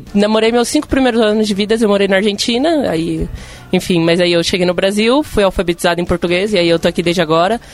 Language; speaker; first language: Portuguese; early bilingual, other home language; Spanish